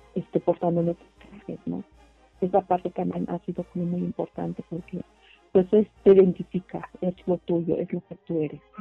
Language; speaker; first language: Spanish; non-native, local second language; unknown